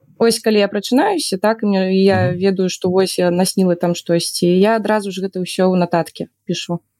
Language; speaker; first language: Belarusian; native; Belarusian